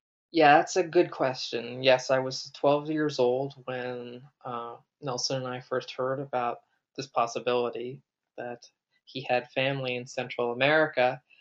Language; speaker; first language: English; native; English